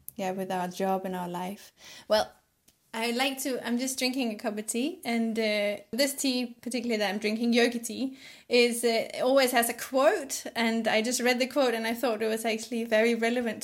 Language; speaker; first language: English; non-native, fluent; Danish